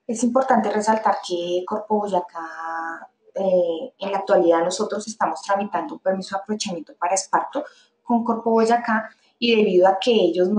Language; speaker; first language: Spanish; native; Spanish